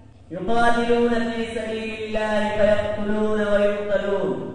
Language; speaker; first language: Arabic; non-native, fluent; Urdu